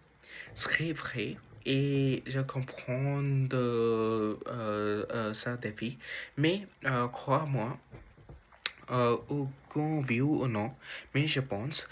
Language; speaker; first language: French; non-native, learner; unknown